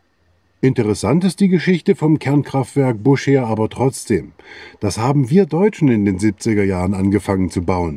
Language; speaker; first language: German; native; German